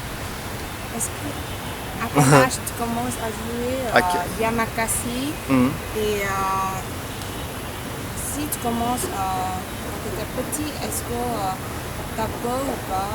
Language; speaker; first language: French; non-native, learner; Vietnamese